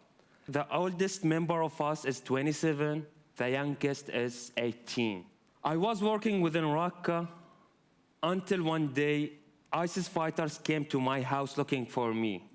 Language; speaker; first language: English; non-native, fluent; Arabic